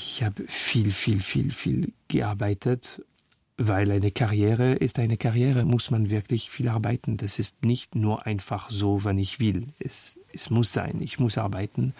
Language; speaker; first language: German; non-native, learner; French